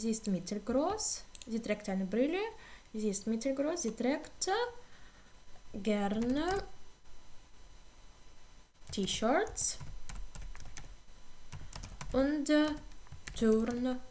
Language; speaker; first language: German; non-native, fluent; Ukrainian